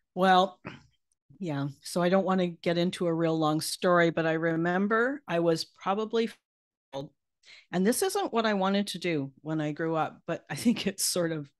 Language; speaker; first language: English; native; English